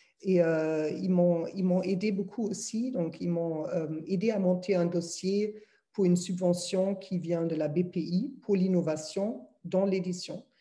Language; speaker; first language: French; non-native, fluent; German